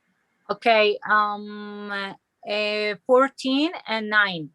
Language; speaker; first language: English; non-native, learner; Spanish